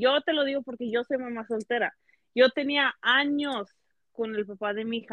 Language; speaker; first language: Spanish; early bilingual, heritage; Spanish